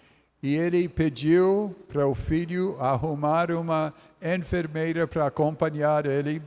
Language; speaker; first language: Portuguese; non-native, fluent; English